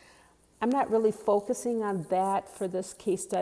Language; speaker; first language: English; native; English